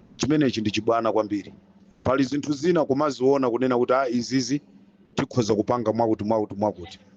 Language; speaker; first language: Nyanja; native; Nyanja